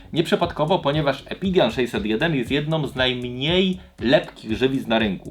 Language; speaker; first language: Polish; native; Polish